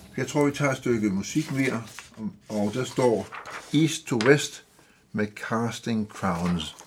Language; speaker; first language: Danish; native; Danish